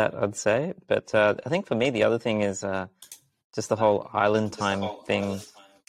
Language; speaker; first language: English; early bilingual, other home language; Sinhala